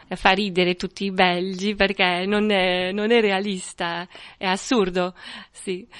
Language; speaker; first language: Italian; non-native, fluent; French